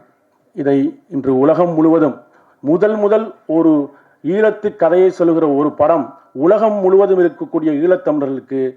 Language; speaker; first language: Tamil; native; Tamil